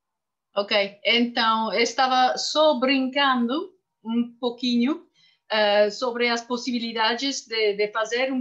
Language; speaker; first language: Portuguese; non-native, fluent; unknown